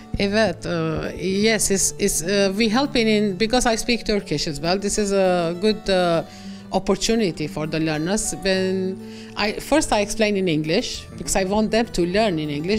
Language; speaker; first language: English; non-native, fluent; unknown